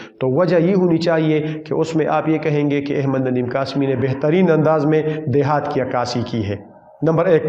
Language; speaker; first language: Urdu; non-native, local second language; Pashto